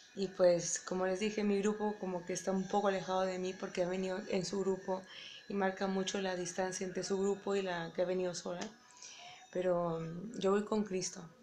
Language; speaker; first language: Spanish; native; Spanish